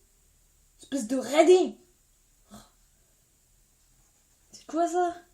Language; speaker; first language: French; native; French